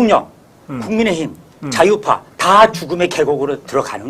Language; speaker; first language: Korean; native; Korean